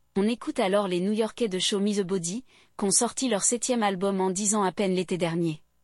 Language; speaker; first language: French; native; French